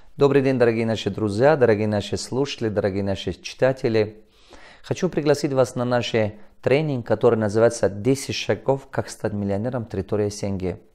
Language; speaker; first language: Russian; non-native, local second language; Tajik